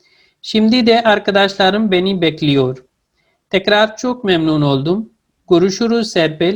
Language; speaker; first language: Turkish; non-native, fluent; Urdu